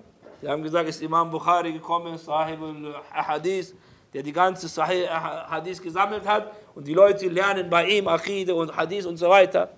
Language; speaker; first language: German; non-native, fluent; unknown